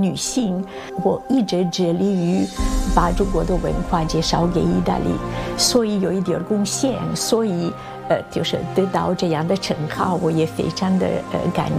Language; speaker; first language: Chinese; non-native, fluent; Italian